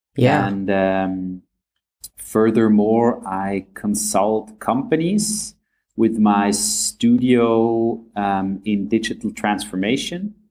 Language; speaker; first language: English; non-native, fluent; German